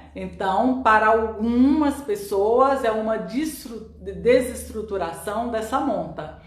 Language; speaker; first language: Portuguese; native; Portuguese